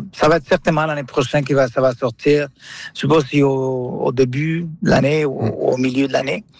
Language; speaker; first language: French; non-native, fluent; Spanish